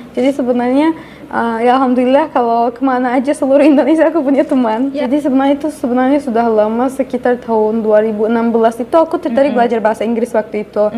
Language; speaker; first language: Indonesian; non-native, fluent; Turkish